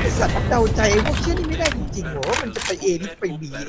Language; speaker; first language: Thai; native; Thai